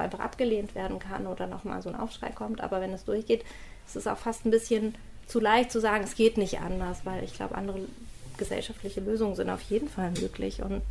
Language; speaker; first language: German; native; German